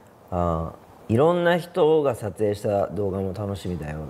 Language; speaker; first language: Japanese; native; Japanese